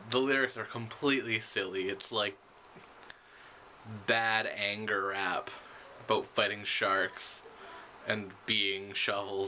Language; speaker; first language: English; native; English